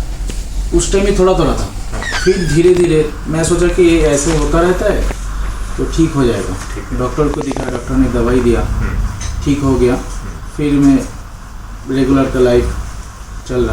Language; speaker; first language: Hindi; non-native, local second language; Bangla